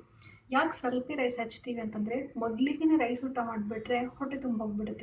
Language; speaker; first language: Kannada; native; Kannada